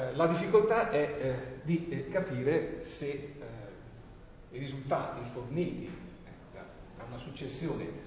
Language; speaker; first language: Italian; native; Italian